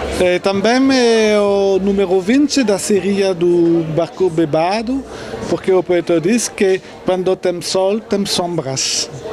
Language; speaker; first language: Portuguese; non-native, fluent; French